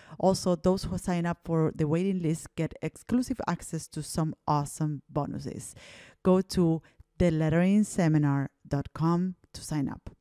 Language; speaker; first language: English; non-native, fluent; Spanish